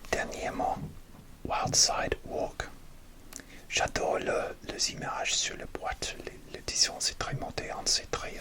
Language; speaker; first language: French; non-native, learner; English